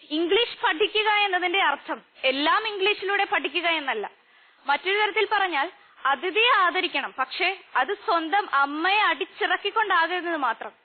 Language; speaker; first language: Malayalam; native; Malayalam